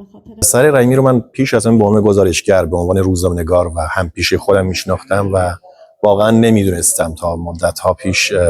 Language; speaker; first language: Persian; native; Persian